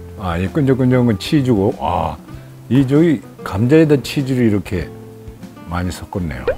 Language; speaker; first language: Korean; native; Korean